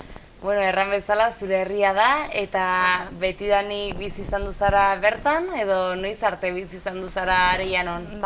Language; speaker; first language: Basque; native; Basque